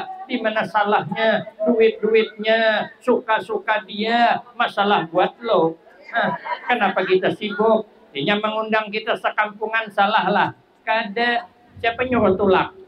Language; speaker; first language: Indonesian; non-native, local second language; Banjar